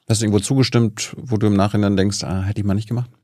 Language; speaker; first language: German; native; German